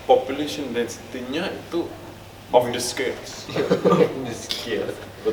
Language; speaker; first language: Indonesian; non-native, local second language; English